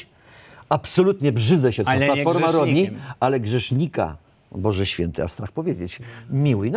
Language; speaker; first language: Polish; native; Polish